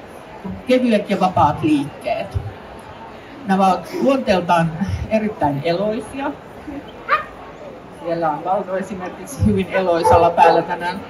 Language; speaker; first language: Finnish; native; Finnish